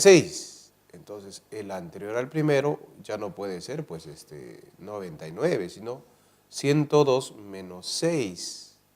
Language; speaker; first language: Spanish; native; Spanish